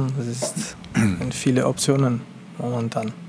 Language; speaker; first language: German; non-native, local second language; French